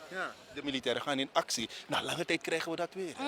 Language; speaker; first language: Dutch; native; Dutch